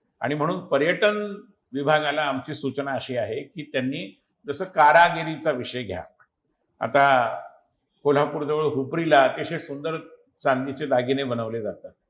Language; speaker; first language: Marathi; native; Marathi